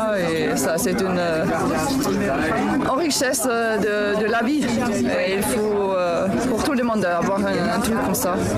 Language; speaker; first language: French; non-native, fluent; German